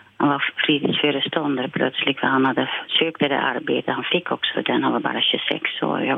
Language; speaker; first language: Swedish; non-native, fluent; Dutch